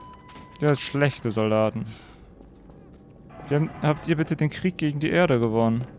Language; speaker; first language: German; native; German